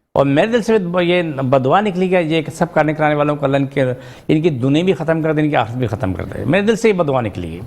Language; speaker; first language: Urdu; non-native, local second language; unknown